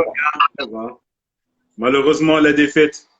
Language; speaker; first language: French; non-native, local second language; Arabic